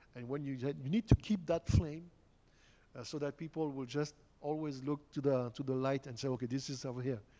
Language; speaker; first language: English; non-native, fluent; French